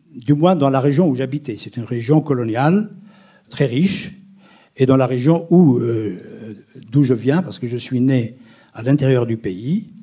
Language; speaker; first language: French; non-native, local second language; Arabic